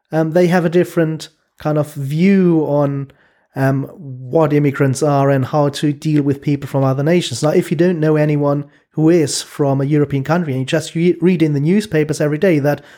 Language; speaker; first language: English; non-native, fluent; German